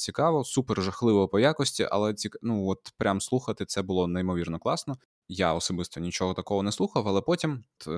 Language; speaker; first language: Ukrainian; non-native, local second language; Russian